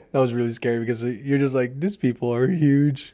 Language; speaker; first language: English; early bilingual, other home language; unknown